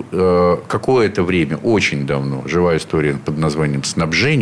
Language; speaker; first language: Russian; native; Russian